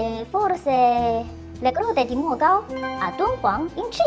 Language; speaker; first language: Italian; non-native, fluent; Chinese